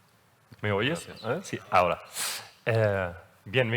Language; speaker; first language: Spanish; non-native, fluent; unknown